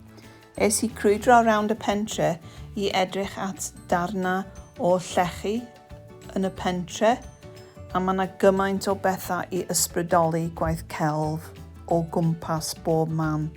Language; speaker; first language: Welsh; non-native, learner; English